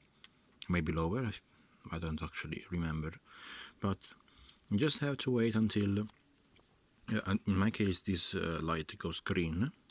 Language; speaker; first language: English; non-native, fluent; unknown